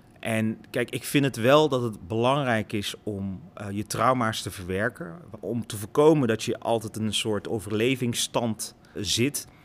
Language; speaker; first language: Dutch; early bilingual, other home language; Lingala